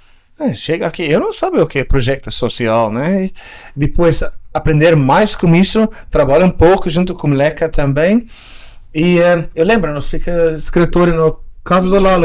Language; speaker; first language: Portuguese; non-native, learner; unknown